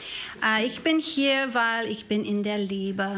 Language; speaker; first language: German; non-native, learner; English